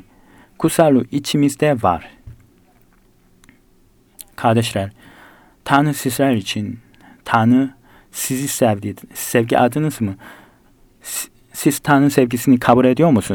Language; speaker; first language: Turkish; non-native, fluent; Korean